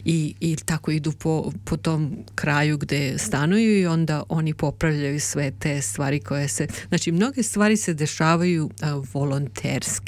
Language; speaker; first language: Serbian; native; Serbian